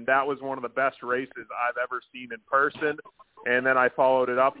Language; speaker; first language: English; native; English